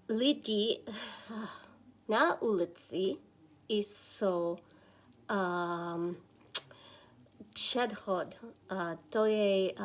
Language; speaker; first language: Czech; non-native, learner; English